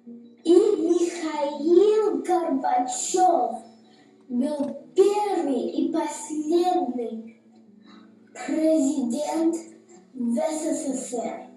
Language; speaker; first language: Russian; non-native, learner; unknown